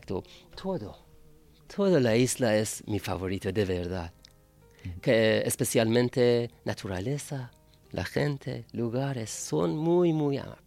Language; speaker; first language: Spanish; non-native, learner; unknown